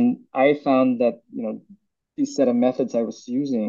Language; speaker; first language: English; non-native, local second language; Filipino